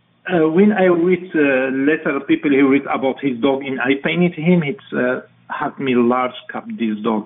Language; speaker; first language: English; non-native, learner; French